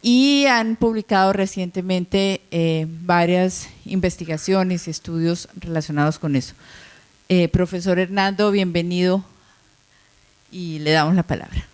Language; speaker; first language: Spanish; native; Spanish